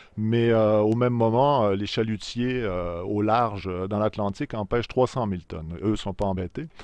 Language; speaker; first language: French; native; French